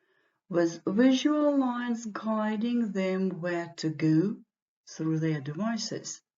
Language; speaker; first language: English; non-native, fluent; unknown